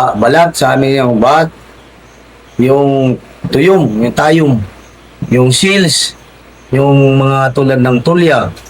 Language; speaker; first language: Filipino; non-native, local second language; Cebuano